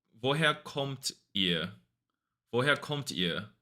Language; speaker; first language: German; non-native, learner; English